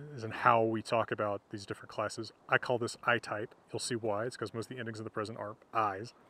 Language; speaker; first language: English; native; English